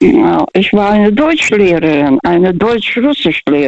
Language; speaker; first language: German; early bilingual, other home language; Russian